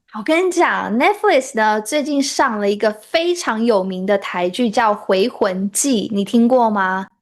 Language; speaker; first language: Chinese; native; Chinese